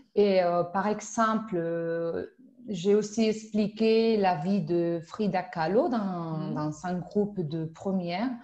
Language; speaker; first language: French; non-native, fluent; Spanish